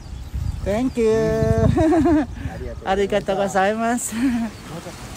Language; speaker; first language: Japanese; non-native, learner; Filipino